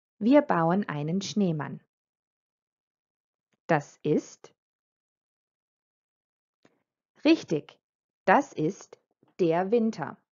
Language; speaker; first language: German; non-native, fluent; Croatian